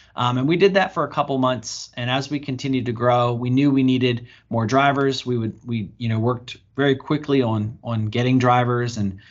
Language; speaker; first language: English; native; English